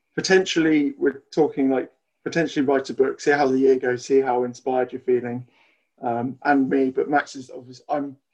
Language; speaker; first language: English; native; English